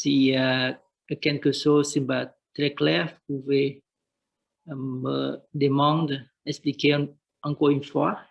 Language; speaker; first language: French; non-native, learner; Vietnamese